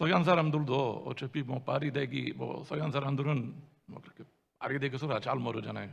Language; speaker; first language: Korean; non-native, fluent; Italian